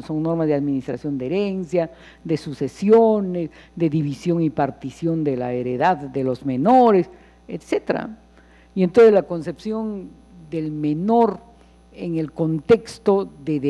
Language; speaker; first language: Spanish; native; Spanish